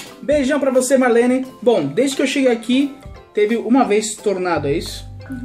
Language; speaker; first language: Portuguese; native; Portuguese